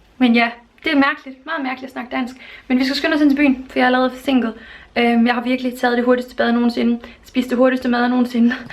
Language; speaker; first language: Danish; native; Danish